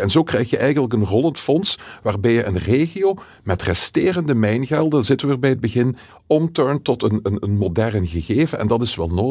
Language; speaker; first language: Dutch; native; Dutch